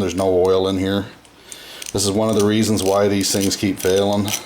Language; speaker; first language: English; native; English